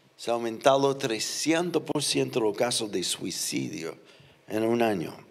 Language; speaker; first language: Spanish; non-native, fluent; English